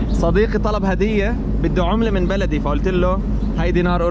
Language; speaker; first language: Arabic; native; Arabic